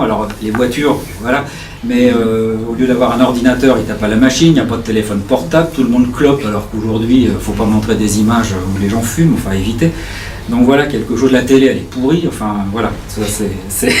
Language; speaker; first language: French; native; French